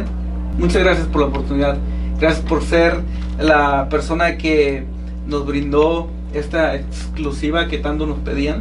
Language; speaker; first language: Spanish; native; Spanish